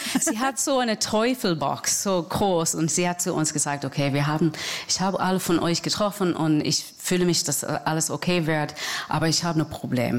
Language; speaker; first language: German; non-native, fluent; English